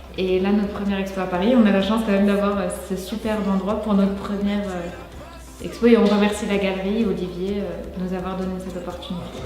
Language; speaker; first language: French; non-native, local second language; Arabic